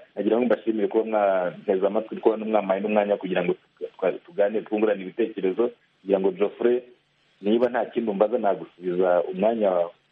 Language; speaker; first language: Kinyarwanda; native; Kinyarwanda